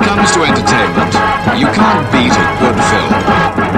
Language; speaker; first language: English; non-native, fluent; Dutch